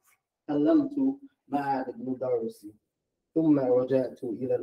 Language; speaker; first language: Arabic; non-native, learner; English